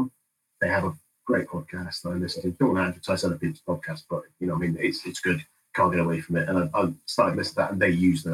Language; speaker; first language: English; native; English